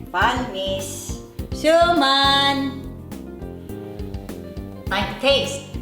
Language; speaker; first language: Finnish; non-native, learner; Filipino